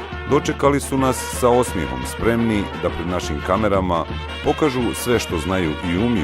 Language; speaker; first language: Bosnian; native; Bosnian